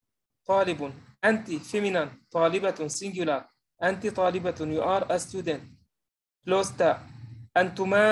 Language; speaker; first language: Arabic; non-native, fluent; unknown